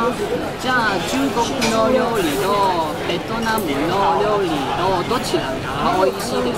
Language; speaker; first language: Japanese; non-native, learner; Cantonese